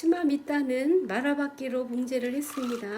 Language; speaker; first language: Korean; native; Korean